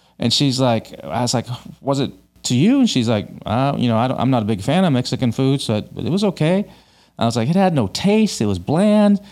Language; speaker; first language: English; native; English